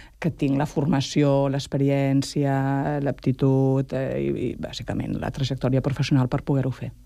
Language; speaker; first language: Catalan; native; Catalan